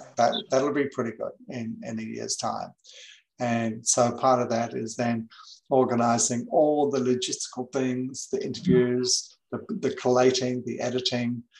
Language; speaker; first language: English; native; English